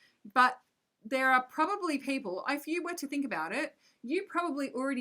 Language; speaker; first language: English; native; English